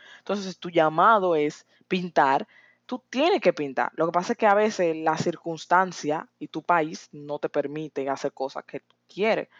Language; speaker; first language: Spanish; native; Spanish